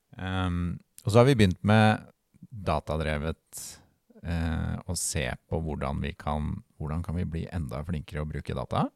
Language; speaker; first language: Norwegian; native; Norwegian